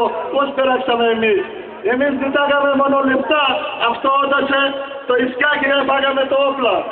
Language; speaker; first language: Greek; non-native, learner; Bangla